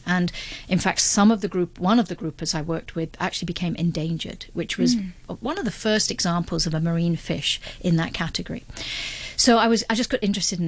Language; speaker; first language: English; native; English